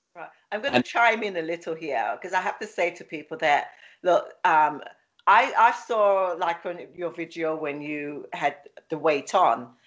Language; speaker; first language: English; native; English